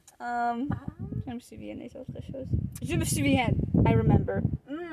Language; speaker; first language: French; non-native, learner; English